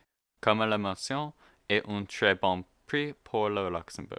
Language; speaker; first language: French; non-native, learner; English